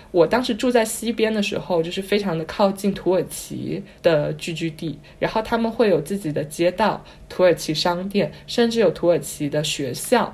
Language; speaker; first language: Chinese; non-native, local second language; Cantonese